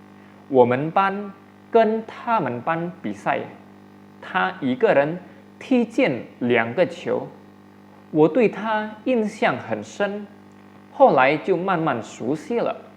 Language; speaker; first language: Chinese; non-native, fluent; Indonesian